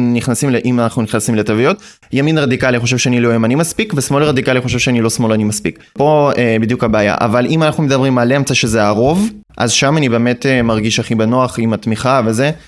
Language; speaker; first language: Hebrew; non-native, fluent; Russian